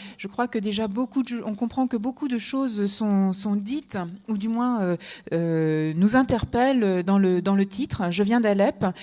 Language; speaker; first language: French; native; French